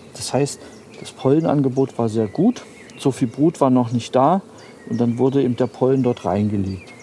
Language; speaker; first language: German; native; German